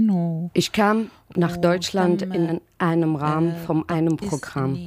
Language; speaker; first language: German; non-native, learner; Arabic